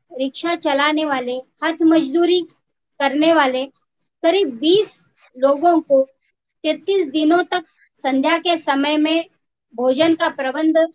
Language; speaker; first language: Hindi; non-native, local second language; Marathi